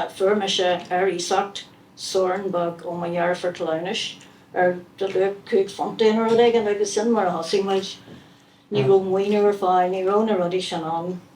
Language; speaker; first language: Irish; non-native, local second language; English